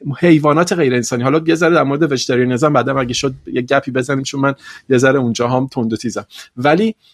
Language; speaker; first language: Persian; non-native, local second language; Kurdish